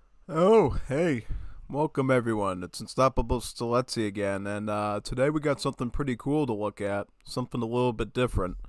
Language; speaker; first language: English; native; English